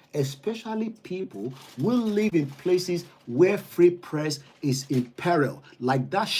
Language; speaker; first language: English; non-native, local second language; Yoruba